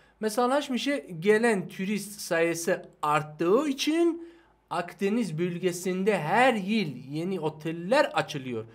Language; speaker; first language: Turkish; non-native, fluent; Persian